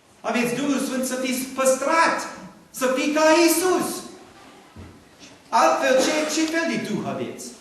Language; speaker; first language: Romanian; non-native, learner; English